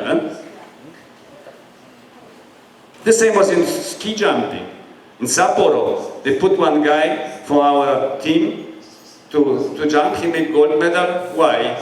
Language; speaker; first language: English; non-native, learner; Polish